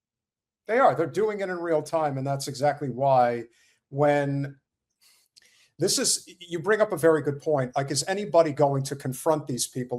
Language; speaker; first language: English; native; English